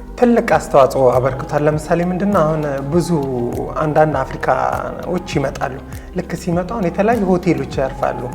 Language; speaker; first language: Amharic; native; Amharic